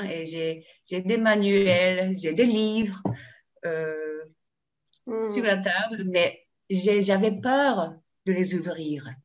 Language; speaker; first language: French; non-native, learner; Japanese